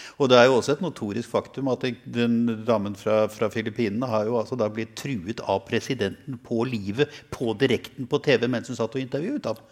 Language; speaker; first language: Norwegian; native; Norwegian